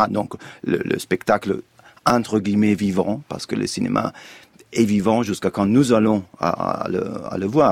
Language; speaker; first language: French; non-native, fluent; Italian